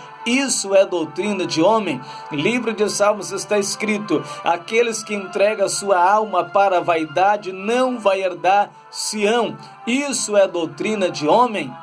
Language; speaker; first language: Portuguese; native; Portuguese